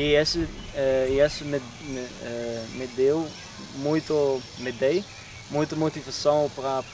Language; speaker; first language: Portuguese; non-native, learner; Dutch